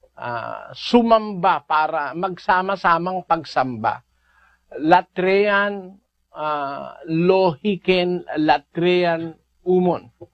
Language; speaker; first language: Filipino; native; Filipino